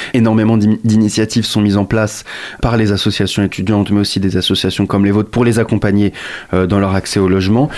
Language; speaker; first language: French; native; French